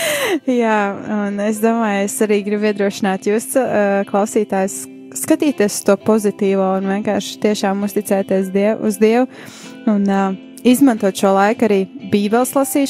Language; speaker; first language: Latvian; native; Latvian